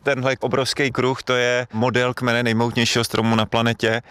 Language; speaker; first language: Czech; native; Czech